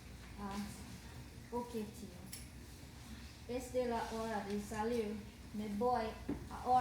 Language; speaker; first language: Spanish; non-native, learner; English